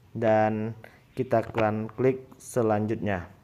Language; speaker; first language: Indonesian; native; Indonesian